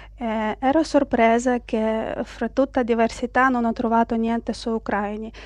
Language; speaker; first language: Italian; non-native, fluent; Ukrainian